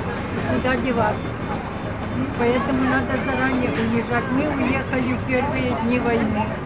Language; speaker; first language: Russian; native; Russian